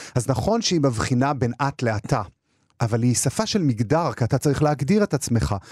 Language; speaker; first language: Hebrew; native; Hebrew